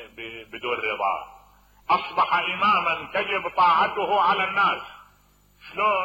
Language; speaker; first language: Arabic; native; Arabic